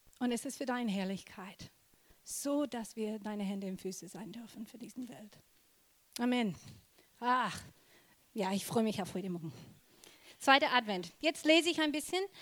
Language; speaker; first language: German; non-native, fluent; English